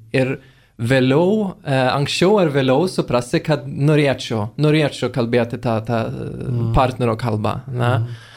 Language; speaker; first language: Lithuanian; non-native, fluent; Swedish